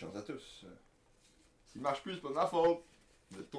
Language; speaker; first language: French; native; French